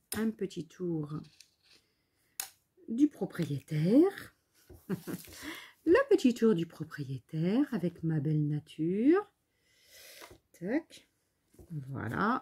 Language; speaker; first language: French; native; French